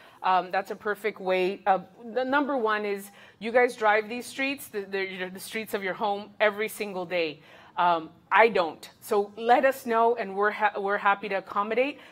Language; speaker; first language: English; early bilingual, other home language; Spanish